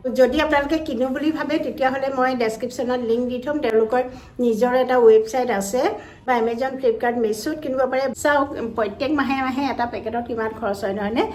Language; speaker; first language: Assamese; native; Assamese